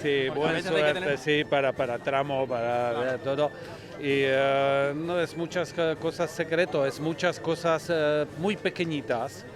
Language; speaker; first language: Spanish; non-native, learner; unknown